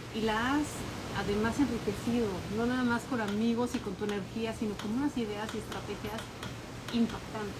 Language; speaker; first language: Spanish; early bilingual, other home language; Polish